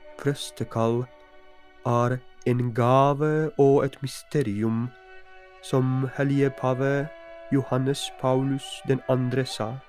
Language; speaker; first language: Norwegian; non-native, fluent; Polish